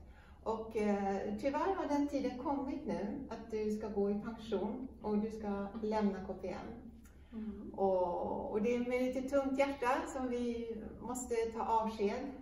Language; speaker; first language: Swedish; native; Swedish